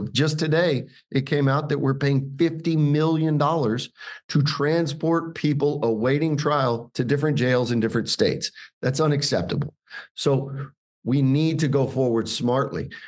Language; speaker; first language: English; native; English